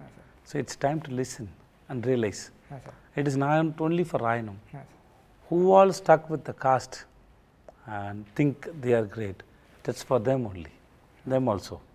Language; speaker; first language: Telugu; non-native, local second language; Tamil